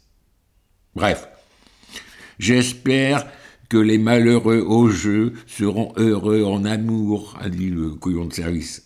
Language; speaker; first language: French; native; French